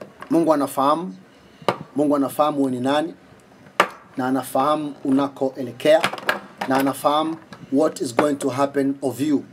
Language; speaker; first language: English; non-native, local second language; Swahili